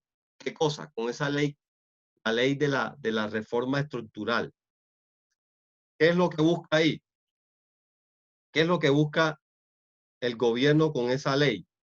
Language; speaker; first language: Spanish; native; Spanish